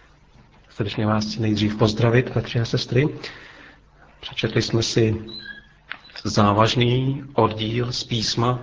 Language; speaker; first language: Czech; native; Czech